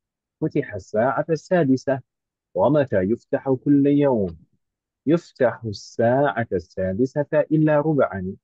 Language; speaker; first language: Arabic; non-native, fluent; Indonesian